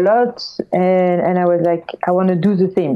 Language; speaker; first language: English; non-native, fluent; French